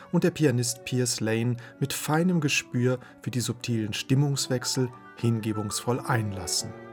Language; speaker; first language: German; native; German